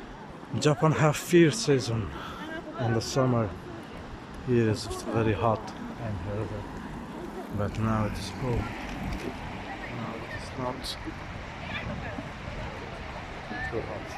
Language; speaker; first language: English; non-native, learner; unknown